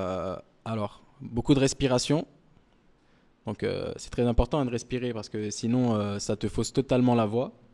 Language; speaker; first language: French; native; French